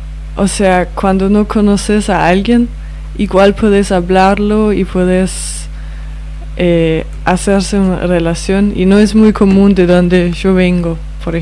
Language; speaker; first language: Spanish; non-native, fluent; Danish